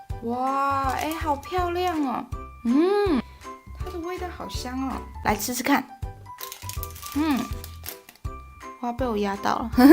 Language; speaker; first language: Chinese; native; Chinese